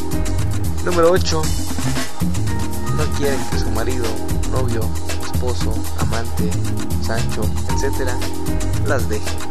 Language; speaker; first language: Spanish; native; Spanish